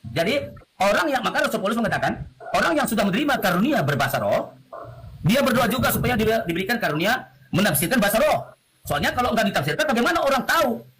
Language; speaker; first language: Indonesian; non-native, local second language; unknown